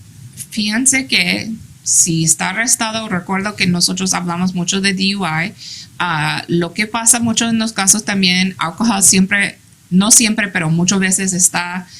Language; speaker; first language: Spanish; early bilingual, heritage; English